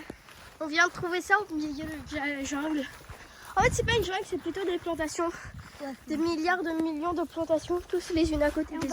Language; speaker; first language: French; early bilingual, heritage; French